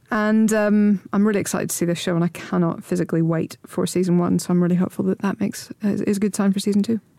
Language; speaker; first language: English; native; English